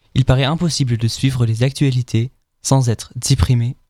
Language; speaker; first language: French; non-native, fluent; German